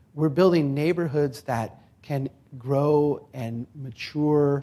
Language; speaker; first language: English; native; English